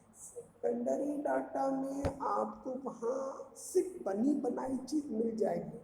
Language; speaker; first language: Hindi; native; Hindi